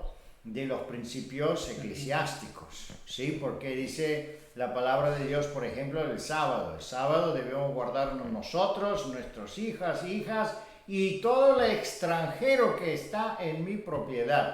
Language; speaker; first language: Spanish; non-native, fluent; Bulgarian